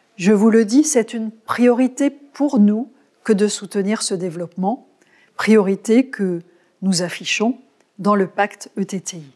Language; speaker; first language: French; native; French